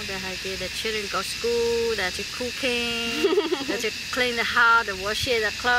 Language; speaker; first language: English; non-native, learner; Hmong